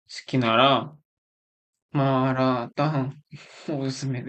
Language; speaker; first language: Japanese; non-native, learner; Korean